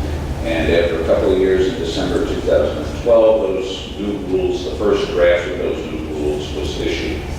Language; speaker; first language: English; native; English